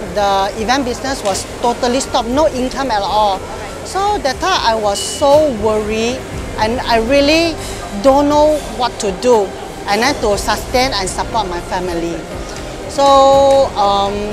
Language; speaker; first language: English; non-native, local second language; Min Nan Chinese